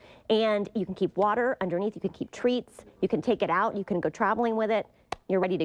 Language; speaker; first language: English; native; English